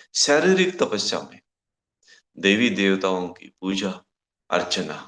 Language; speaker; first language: Hindi; non-native, local second language; Kannada